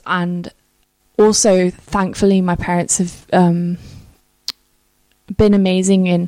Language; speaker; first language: English; native; English